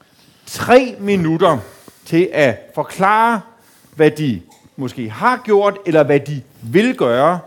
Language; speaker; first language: Danish; native; Danish